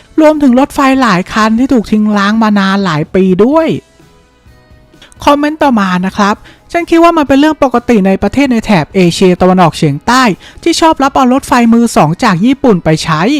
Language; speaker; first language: Thai; native; Thai